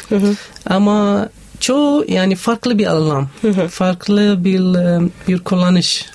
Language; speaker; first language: Turkish; non-native, local second language; Arabic